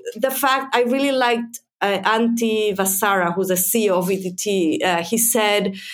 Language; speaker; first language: English; non-native, fluent; Spanish